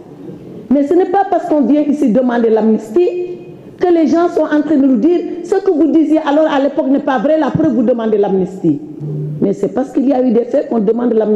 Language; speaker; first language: French; non-native, local second language; Wolof